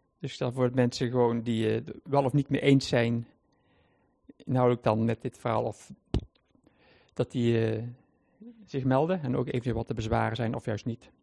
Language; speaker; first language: Dutch; native; Dutch